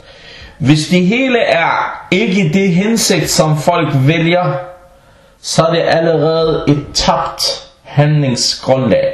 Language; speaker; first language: Danish; non-native, local second language; Arabic